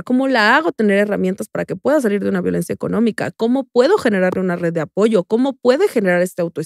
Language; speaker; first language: Spanish; native; Spanish